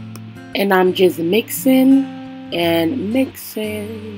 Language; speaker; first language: English; non-native, local second language; Yoruba